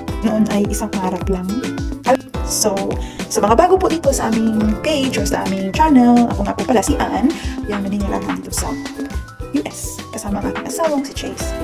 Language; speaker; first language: Filipino; native; Filipino